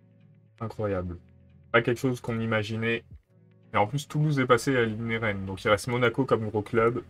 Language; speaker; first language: French; native; French